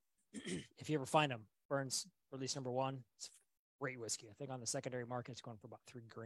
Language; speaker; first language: English; native; English